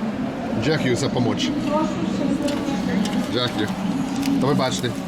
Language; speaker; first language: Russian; non-native, learner; English